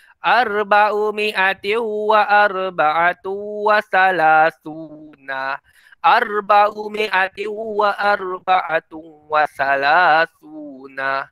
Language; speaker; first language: Arabic; non-native, fluent; Malay